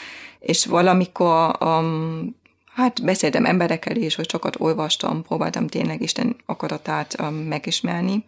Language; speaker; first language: Hungarian; non-native, fluent; German